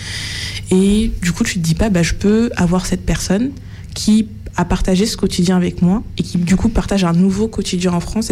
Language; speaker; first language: French; native; French